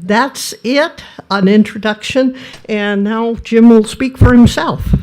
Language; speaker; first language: English; native; English